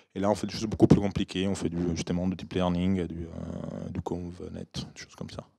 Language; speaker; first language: French; non-native, fluent; Italian